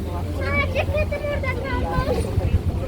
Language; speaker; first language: Turkish; early bilingual, heritage; Turkish